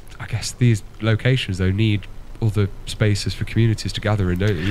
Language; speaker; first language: English; native; English